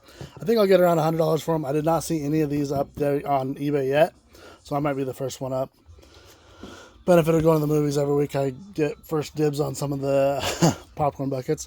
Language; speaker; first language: English; native; English